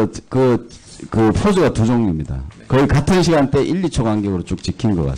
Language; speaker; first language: Korean; native; Korean